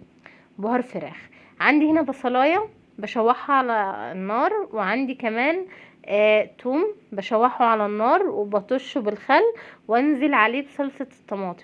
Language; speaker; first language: Arabic; native; Arabic